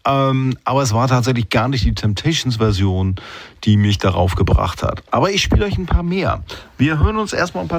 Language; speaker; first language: German; native; German